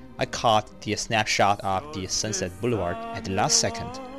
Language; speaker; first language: English; non-native, fluent; Chinese